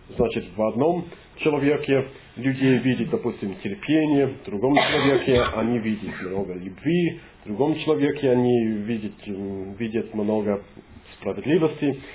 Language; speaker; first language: Russian; non-native, fluent; English